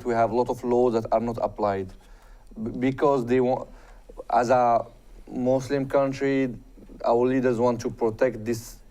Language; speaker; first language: English; non-native, fluent; Arabic